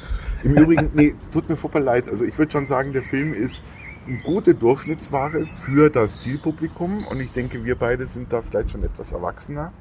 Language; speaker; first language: German; native; German